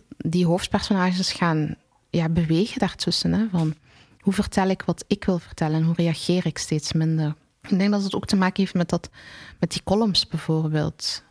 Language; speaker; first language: Dutch; early bilingual, other home language; Arabic